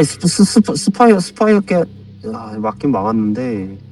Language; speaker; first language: Korean; native; Korean